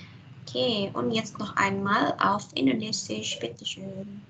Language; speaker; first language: German; non-native, fluent; Indonesian